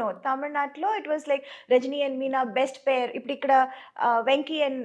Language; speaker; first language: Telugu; non-native, fluent; Tamil